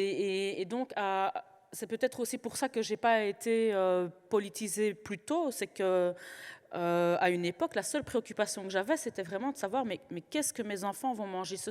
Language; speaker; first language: French; native; French